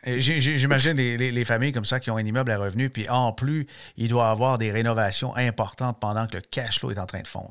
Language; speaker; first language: French; native; French